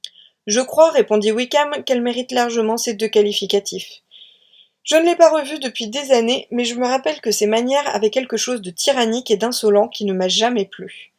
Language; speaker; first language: French; native; French